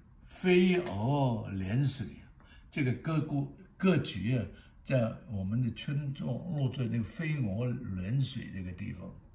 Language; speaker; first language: Chinese; non-native, local second language; Cantonese